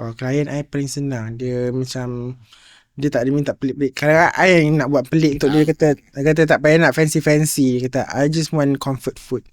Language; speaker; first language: Malay; native; Malay